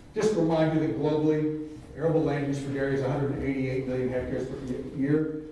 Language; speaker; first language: English; native; English